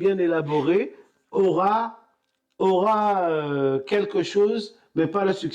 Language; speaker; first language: French; native; French